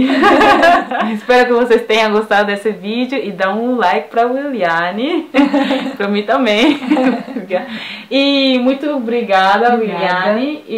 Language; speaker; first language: Portuguese; non-native, fluent; French